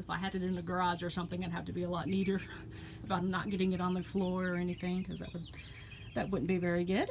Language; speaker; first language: English; native; English